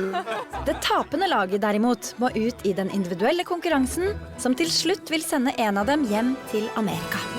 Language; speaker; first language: Norwegian; native; Norwegian